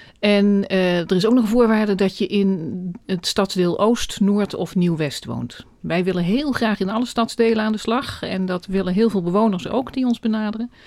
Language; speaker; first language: Dutch; native; Dutch